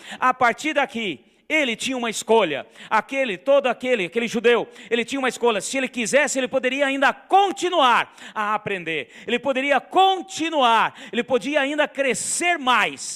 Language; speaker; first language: Portuguese; native; Portuguese